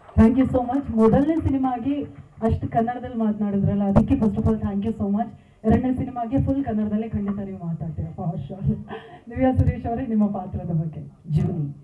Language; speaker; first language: Kannada; native; Kannada